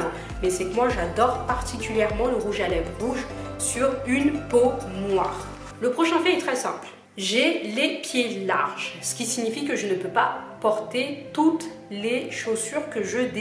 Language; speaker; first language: French; native; French